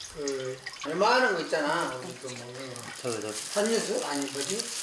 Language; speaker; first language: Korean; native; Korean